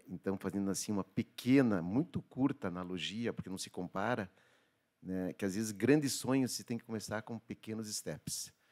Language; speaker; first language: Portuguese; native; Portuguese